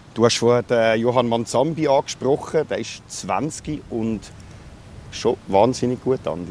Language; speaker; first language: German; native; German